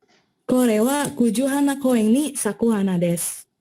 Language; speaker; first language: Japanese; non-native, learner; Indonesian